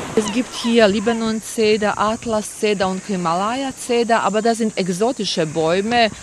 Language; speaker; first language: German; non-native, fluent; Croatian